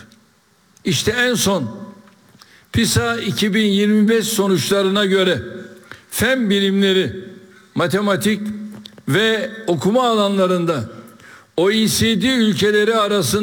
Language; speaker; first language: Turkish; native; Turkish